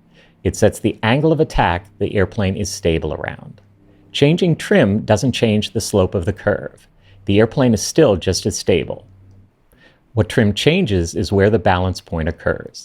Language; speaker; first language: English; native; English